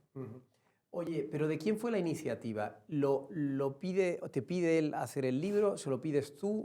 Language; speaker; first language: Spanish; native; Spanish